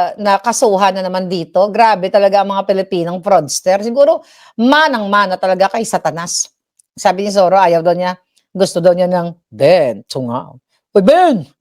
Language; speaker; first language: Filipino; non-native, local second language; Hiligaynon